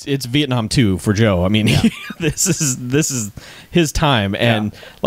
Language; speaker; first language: English; native; English